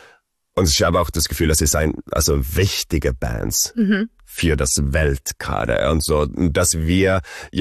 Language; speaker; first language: German; early bilingual, heritage; Swedish